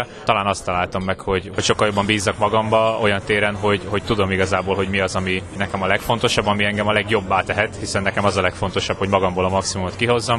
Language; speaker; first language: Hungarian; native; Hungarian